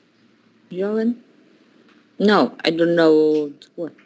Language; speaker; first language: English; non-native, learner; Vietnamese